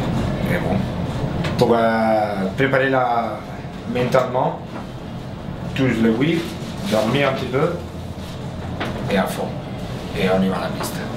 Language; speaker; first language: French; non-native, learner; Spanish